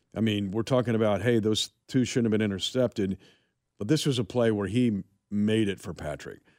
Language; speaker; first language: English; native; English